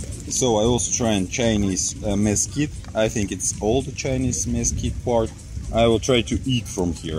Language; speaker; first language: English; non-native, fluent; Russian